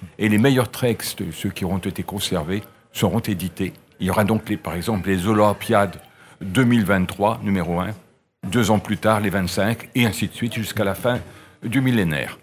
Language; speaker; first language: French; native; French